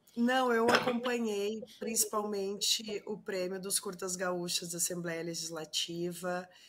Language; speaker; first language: Portuguese; non-native, fluent; Spanish